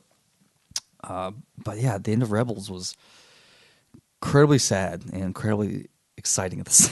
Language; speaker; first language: English; native; English